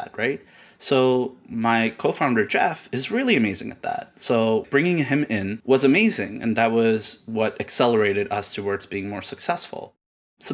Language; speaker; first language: English; non-native, local second language; Urdu